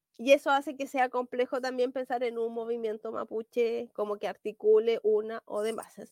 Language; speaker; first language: Spanish; native; Spanish